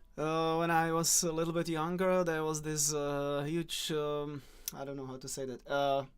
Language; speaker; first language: English; non-native, fluent; Czech